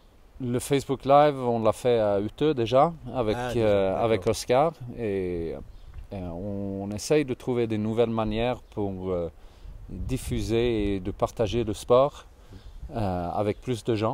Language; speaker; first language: French; non-native, fluent; Swedish